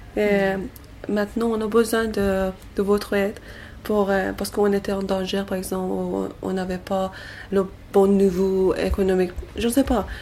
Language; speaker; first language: French; non-native, learner; Persian